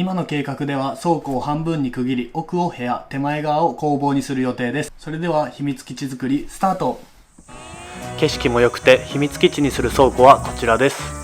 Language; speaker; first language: Japanese; native; Japanese